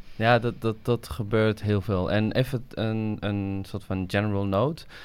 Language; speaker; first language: Dutch; early bilingual, other home language; Somali